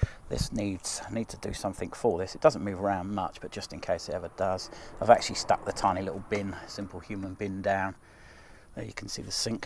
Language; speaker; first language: English; native; English